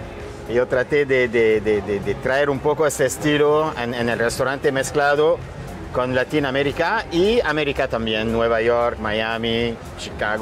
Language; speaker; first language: Spanish; non-native, fluent; French